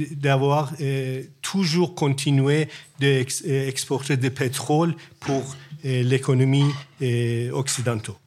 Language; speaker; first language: French; non-native, learner; Persian